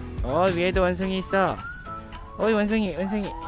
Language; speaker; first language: Korean; native; Korean